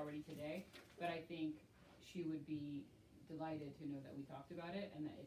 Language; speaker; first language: English; native; English